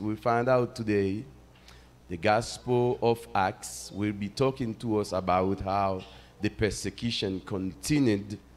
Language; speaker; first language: English; non-native, fluent; Haitian Creole